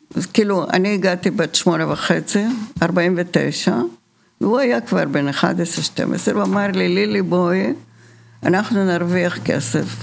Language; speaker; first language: Hebrew; early bilingual, other home language; Bulgarian